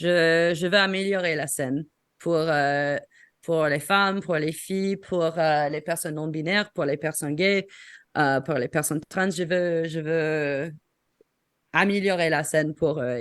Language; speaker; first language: French; non-native, fluent; English